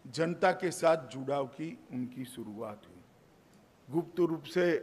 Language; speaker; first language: Hindi; non-native, local second language; Gujarati